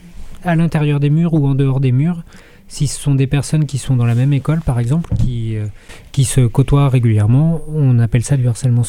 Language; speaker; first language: French; native; French